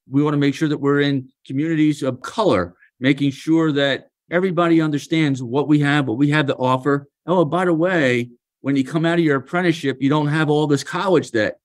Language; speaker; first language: English; native; English